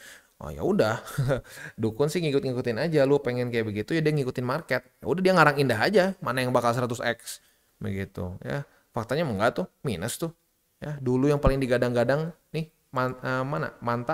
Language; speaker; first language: Indonesian; native; Indonesian